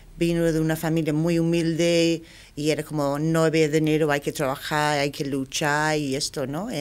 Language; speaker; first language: Spanish; non-native, fluent; English